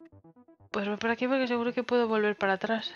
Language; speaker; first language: Spanish; native; Spanish